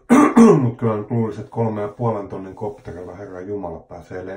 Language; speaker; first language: Finnish; native; Finnish